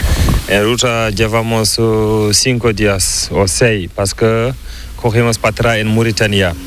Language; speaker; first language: Spanish; non-native, learner; Fula